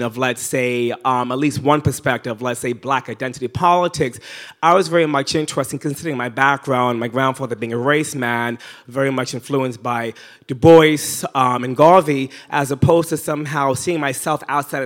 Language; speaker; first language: English; native; English